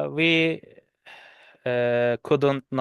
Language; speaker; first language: English; non-native, learner; Turkish